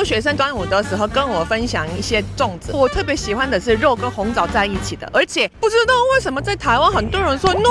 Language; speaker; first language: Chinese; non-native, fluent; Korean